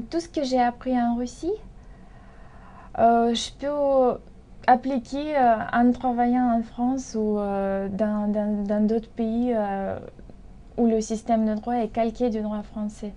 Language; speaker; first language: French; non-native, fluent; Russian